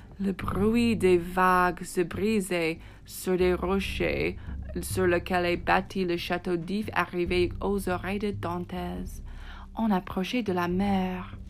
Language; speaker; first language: French; non-native, fluent; English